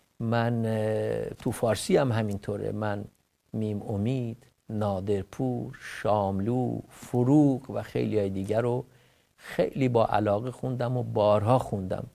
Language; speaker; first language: Persian; non-native, local second language; Central Kurdish